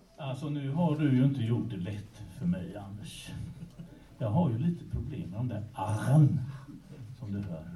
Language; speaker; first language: Swedish; native; Swedish